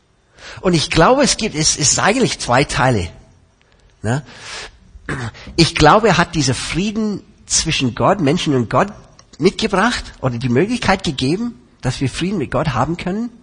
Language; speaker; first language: German; non-native, fluent; English